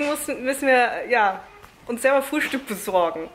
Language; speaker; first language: German; native; German